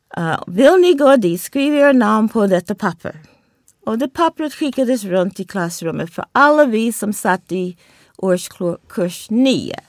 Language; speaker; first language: Swedish; non-native, fluent; English